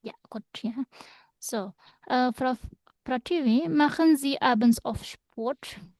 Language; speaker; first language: German; non-native, fluent; Indonesian